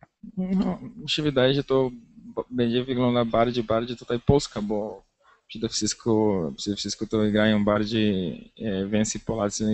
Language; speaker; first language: Polish; non-native, learner; Portuguese